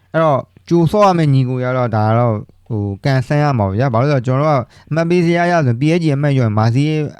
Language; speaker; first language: Burmese; native; Burmese